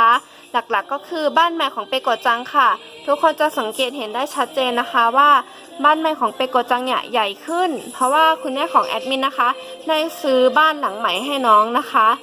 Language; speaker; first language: Thai; native; Thai